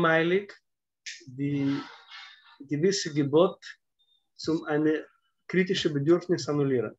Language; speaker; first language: German; non-native, fluent; Russian